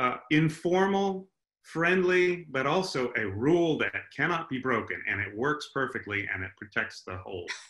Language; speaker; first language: English; native; English